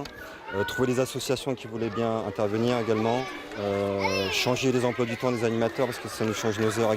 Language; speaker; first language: French; native; French